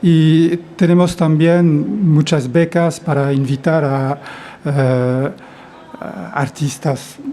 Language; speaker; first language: Spanish; non-native, fluent; French